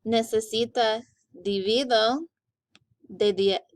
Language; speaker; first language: Spanish; non-native, learner; English